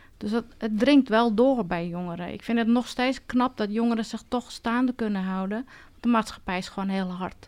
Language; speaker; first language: Dutch; early bilingual, other home language; Turkish